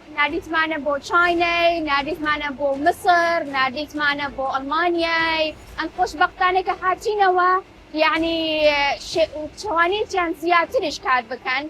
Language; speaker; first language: Central Kurdish; early bilingual, heritage; Central Kurdish